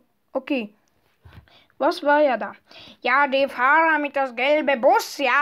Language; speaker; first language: German; non-native, learner; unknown